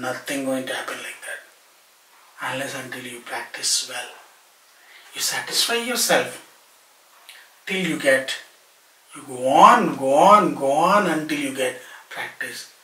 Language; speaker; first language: English; non-native, local second language; Telugu